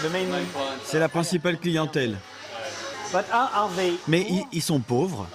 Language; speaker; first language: French; native; French